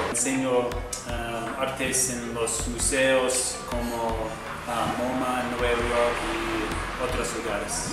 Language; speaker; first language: Spanish; non-native, learner; English